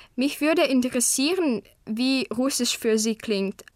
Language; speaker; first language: German; non-native, fluent; Russian